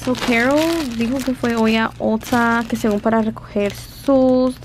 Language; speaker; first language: Spanish; early bilingual, heritage; Spanish